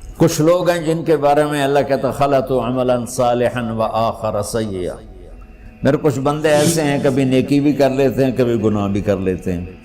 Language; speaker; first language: Urdu; non-native, local second language; Punjabi